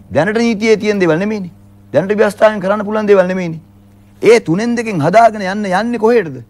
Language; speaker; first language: Sinhala; native; Sinhala